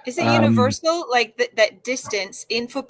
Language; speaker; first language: English; native; English